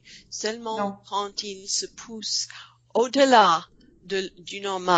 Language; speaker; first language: French; non-native, fluent; English